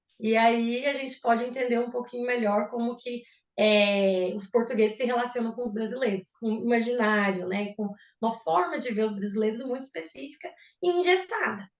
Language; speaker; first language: Portuguese; native; Portuguese